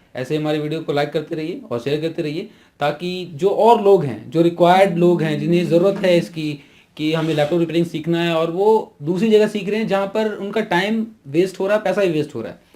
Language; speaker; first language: Hindi; native; Hindi